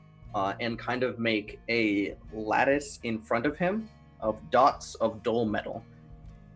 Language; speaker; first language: English; native; English